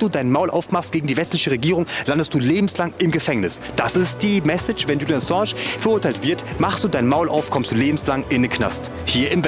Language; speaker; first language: German; native; German